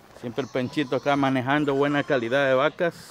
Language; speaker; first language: Spanish; native; Spanish